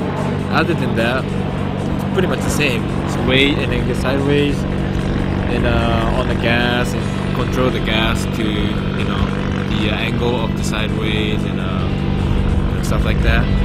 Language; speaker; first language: English; non-native, fluent; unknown